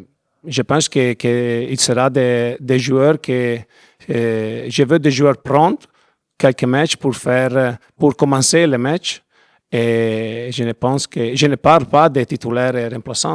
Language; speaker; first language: French; non-native, learner; Italian